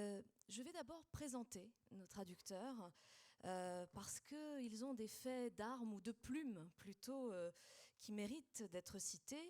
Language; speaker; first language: French; native; French